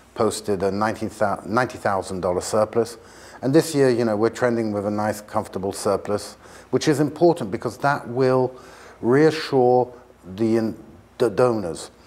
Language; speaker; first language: English; native; English